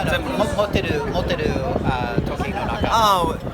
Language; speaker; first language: Japanese; non-native, learner; English